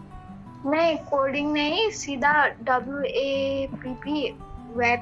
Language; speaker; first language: Hindi; non-native, local second language; Gujarati